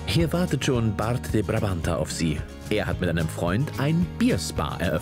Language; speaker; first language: German; native; German